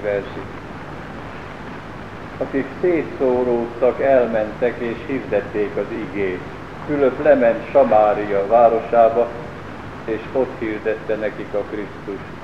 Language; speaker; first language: Hungarian; native; Hungarian